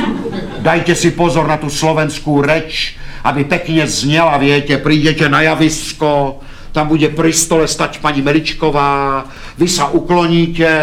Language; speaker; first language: Czech; native; Czech